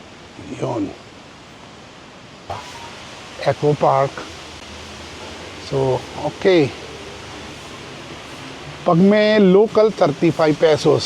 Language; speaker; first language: Filipino; non-native, learner; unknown